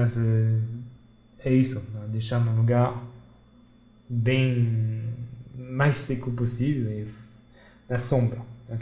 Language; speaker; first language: Portuguese; non-native, fluent; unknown